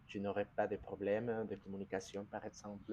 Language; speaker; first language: French; non-native, fluent; Spanish